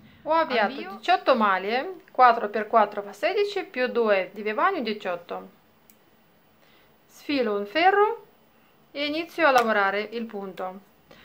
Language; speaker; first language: Italian; non-native, fluent; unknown